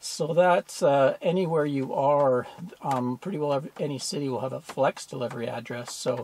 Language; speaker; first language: English; native; English